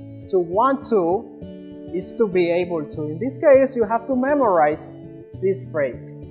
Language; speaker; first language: English; non-native, fluent; Spanish